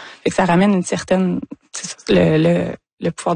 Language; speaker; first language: French; native; French